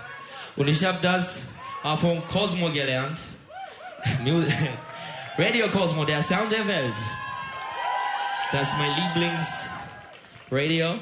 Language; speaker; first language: German; non-native, learner; Turkish